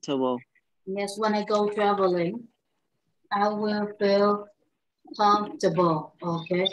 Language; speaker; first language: English; non-native, fluent; Vietnamese